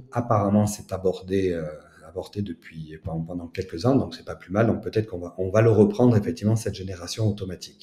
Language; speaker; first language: French; native; French